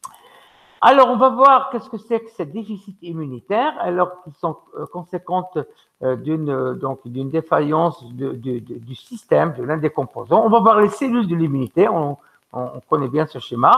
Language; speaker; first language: French; non-native, local second language; Arabic